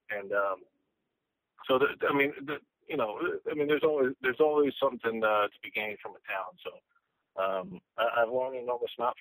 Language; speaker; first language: English; native; English